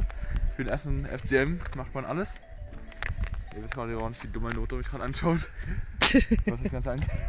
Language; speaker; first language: German; native; German